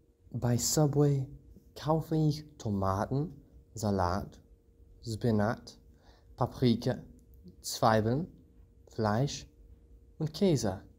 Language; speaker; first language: German; non-native, learner; English